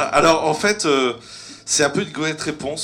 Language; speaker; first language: French; native; French